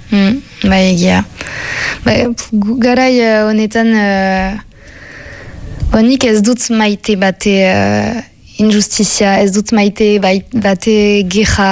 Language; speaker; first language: Basque; non-native, local second language; French